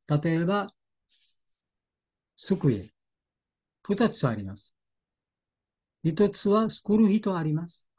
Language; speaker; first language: Japanese; non-native, fluent; Bangla